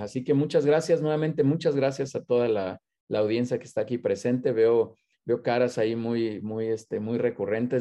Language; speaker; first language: Spanish; native; Spanish